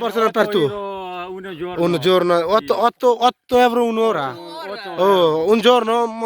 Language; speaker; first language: Italian; non-native, learner; Bangla